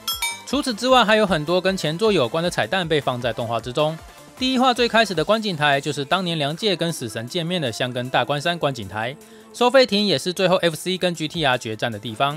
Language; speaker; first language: Chinese; native; Chinese